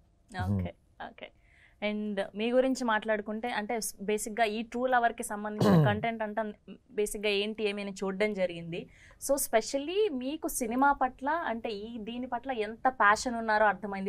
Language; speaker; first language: Telugu; native; Telugu